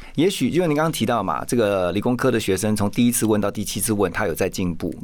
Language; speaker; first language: Chinese; native; Chinese